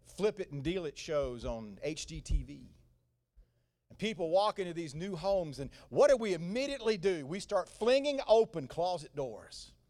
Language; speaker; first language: English; native; English